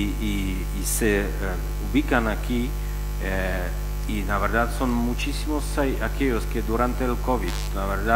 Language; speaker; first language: Spanish; non-native, fluent; Czech